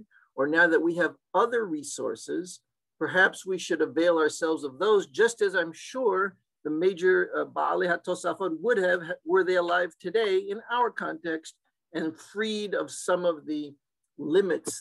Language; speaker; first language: English; native; English